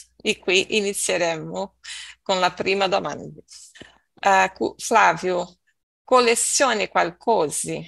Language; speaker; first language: Italian; non-native, learner; Portuguese